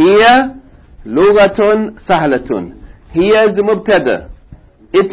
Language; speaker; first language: Arabic; non-native, fluent; English